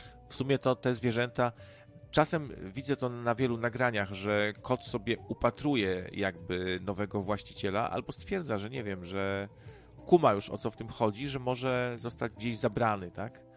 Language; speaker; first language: Polish; native; Polish